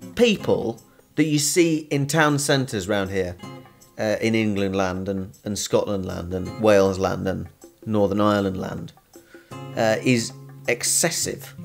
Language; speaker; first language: English; native; English